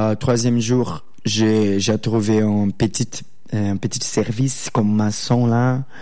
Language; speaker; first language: French; non-native, learner; Portuguese